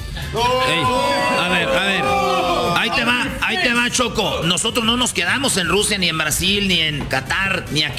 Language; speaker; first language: Spanish; native; Spanish